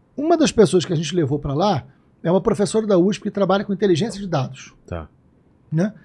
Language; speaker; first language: Portuguese; native; Portuguese